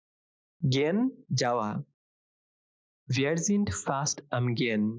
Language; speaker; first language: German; non-native, fluent; Bangla